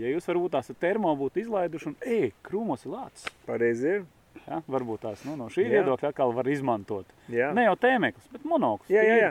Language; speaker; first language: Latvian; early bilingual, heritage; Latvian